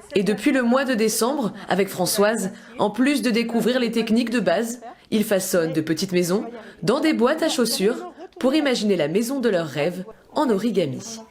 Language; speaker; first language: French; native; French